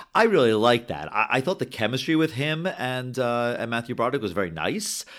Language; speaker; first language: English; native; English